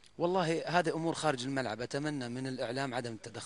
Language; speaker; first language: Arabic; native; Arabic